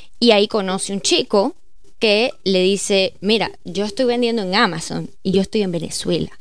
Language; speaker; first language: Spanish; native; Spanish